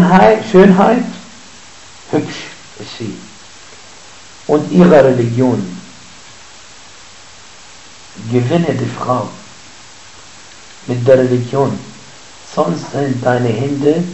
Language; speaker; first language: German; non-native, fluent; Arabic